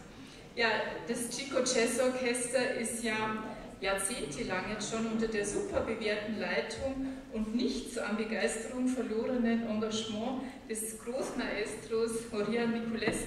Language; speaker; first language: German; native; German